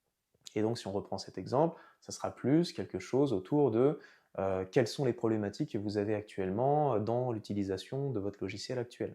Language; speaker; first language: French; native; French